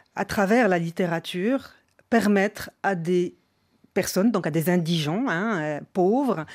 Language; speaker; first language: French; non-native, local second language; Arabic